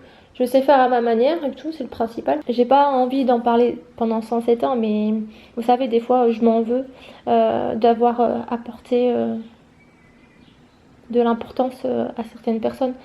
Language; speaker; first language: French; native; French